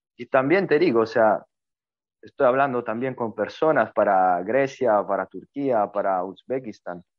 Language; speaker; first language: Spanish; non-native, fluent; Italian